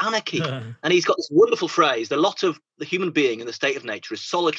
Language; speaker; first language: English; native; English